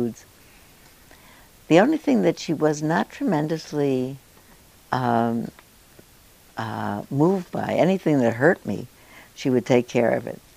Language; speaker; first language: English; early bilingual, other home language; Yiddish